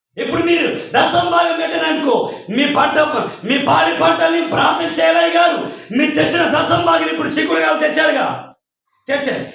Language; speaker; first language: Telugu; non-native, local second language; Koya